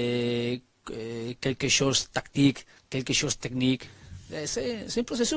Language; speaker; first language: French; non-native, learner; Spanish